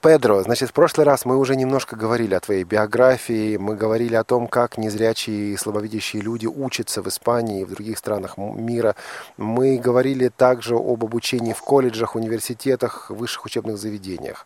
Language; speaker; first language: Russian; native; Russian